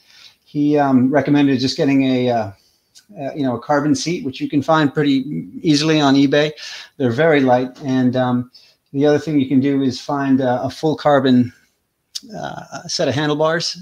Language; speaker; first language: English; native; English